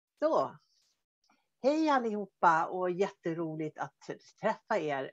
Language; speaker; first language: Swedish; native; Swedish